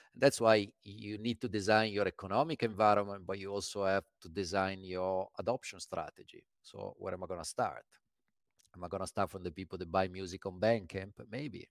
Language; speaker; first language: English; non-native, fluent; Italian